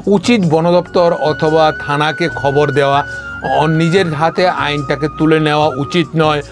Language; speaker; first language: Bangla; non-native, local second language; Konkani